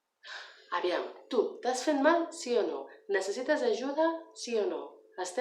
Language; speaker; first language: Catalan; non-native, learner; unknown